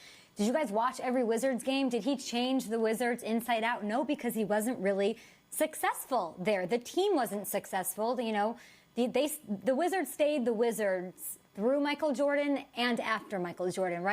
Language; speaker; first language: English; native; English